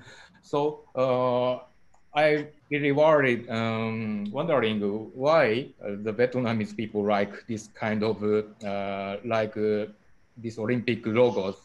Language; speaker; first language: English; non-native, learner; Japanese